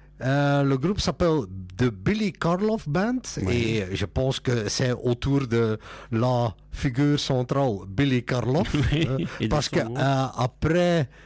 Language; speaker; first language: French; non-native, local second language; Dutch